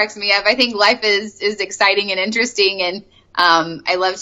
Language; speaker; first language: English; native; English